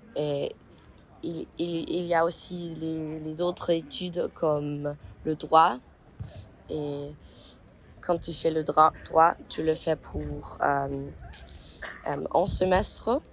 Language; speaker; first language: French; non-native, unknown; German